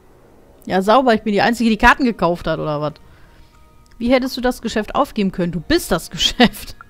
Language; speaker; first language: German; native; German